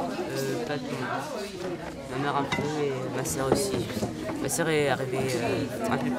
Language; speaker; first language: French; non-native, local second language; Mongolian